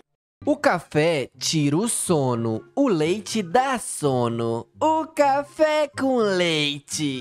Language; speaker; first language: Portuguese; native; Portuguese